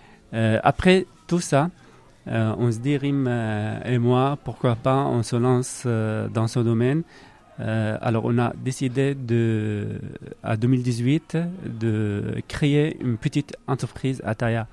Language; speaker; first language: French; non-native, learner; Arabic